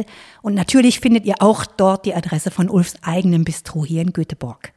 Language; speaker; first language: German; native; German